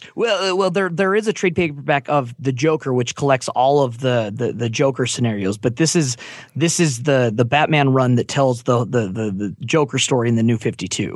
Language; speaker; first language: English; native; English